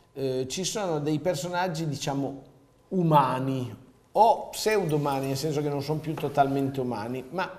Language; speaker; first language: Italian; native; Italian